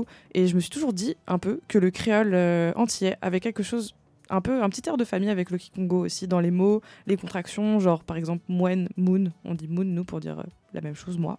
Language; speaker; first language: French; early bilingual, heritage; French